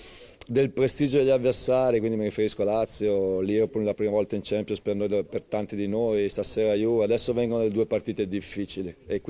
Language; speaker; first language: Italian; native; Italian